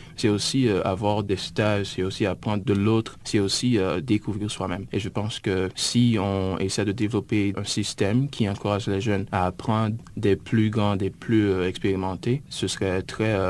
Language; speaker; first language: French; native; French